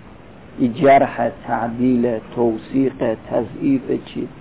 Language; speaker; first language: Persian; native; Persian